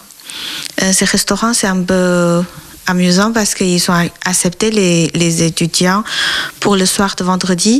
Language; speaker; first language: French; non-native, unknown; Chinese